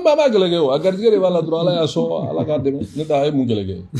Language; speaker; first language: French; non-native, local second language; Bambara